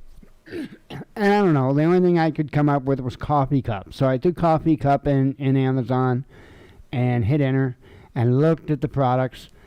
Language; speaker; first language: English; native; English